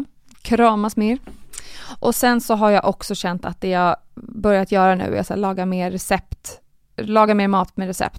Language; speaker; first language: Swedish; native; Swedish